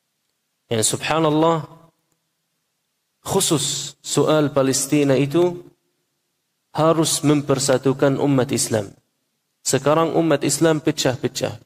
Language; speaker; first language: Indonesian; non-native, fluent; Arabic